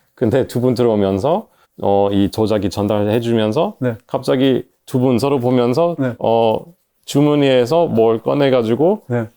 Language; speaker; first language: Korean; non-native, fluent; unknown